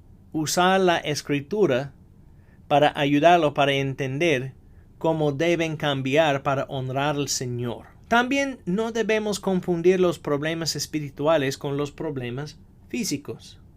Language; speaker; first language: Spanish; non-native, fluent; English